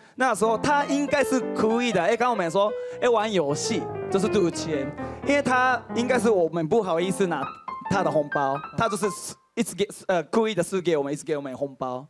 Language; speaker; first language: Chinese; non-native, fluent; Japanese